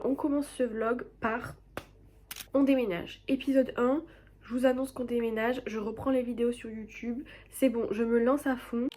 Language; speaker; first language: French; native; French